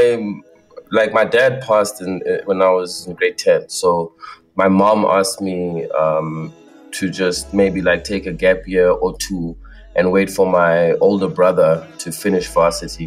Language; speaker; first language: English; non-native, local second language; Xhosa